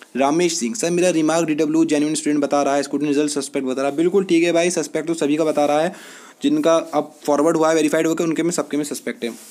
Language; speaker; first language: Hindi; native; Hindi